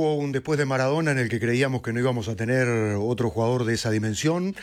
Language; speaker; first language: Spanish; native; Spanish